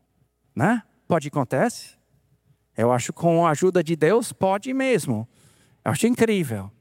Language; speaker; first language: Portuguese; non-native, fluent; English